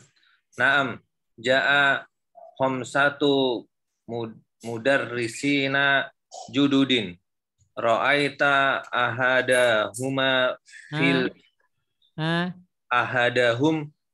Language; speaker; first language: Arabic; non-native, learner; Indonesian